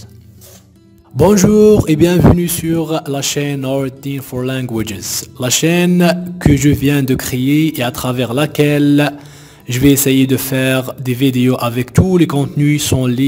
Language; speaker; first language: French; non-native, local second language; Arabic